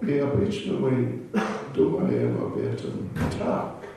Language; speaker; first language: Russian; non-native, learner; English